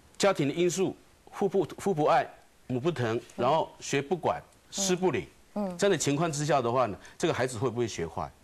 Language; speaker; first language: Chinese; native; Chinese